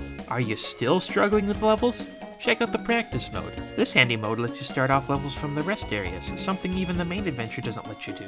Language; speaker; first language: English; native; English